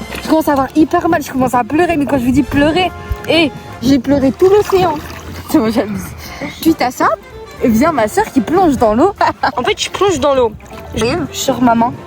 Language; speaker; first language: French; native; French